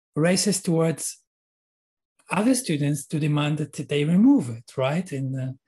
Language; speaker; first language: English; non-native, fluent; Hebrew